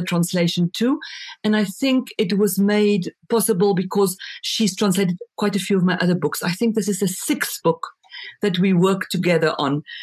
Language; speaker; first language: English; non-native, local second language; Afrikaans